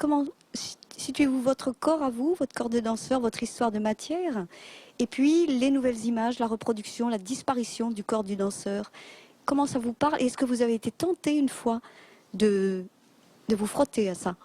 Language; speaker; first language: French; native; French